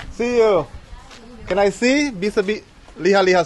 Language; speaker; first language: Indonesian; non-native, learner; English